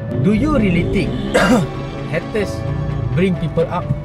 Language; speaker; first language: English; non-native, local second language; Malay